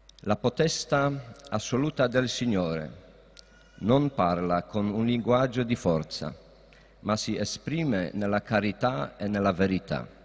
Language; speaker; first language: Italian; non-native, fluent; Polish